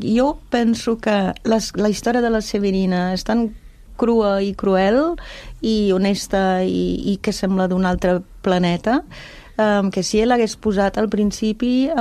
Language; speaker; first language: Catalan; non-native, fluent; German